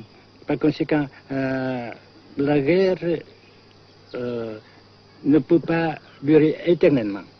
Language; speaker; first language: French; non-native, local second language; Vietnamese